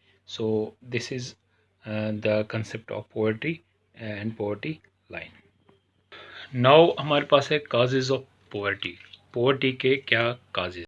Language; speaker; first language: Hindi; non-native, local second language; Kashmiri